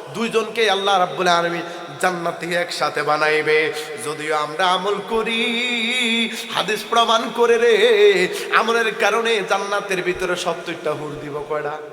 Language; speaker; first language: Bangla; non-native, local second language; Sylheti